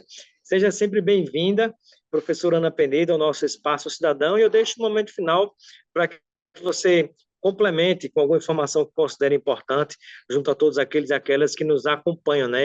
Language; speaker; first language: Portuguese; native; Portuguese